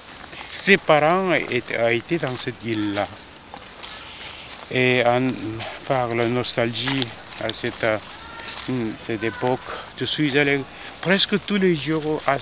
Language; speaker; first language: French; non-native, fluent; Korean